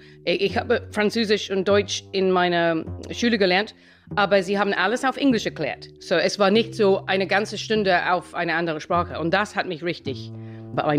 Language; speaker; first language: German; non-native, fluent; English